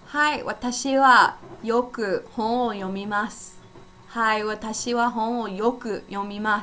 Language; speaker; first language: Japanese; non-native, fluent; English